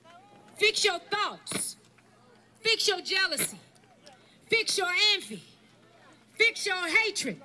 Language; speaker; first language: English; native; English